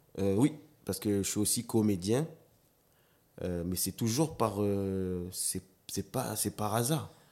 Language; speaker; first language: French; non-native, local second language; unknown